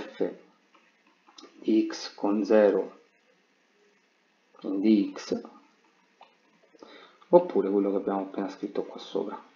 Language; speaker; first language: Italian; native; Italian